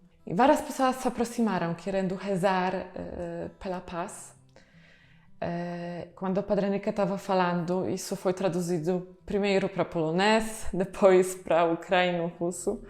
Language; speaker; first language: Portuguese; non-native, fluent; Polish